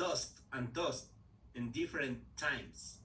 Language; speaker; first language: English; non-native, learner; Spanish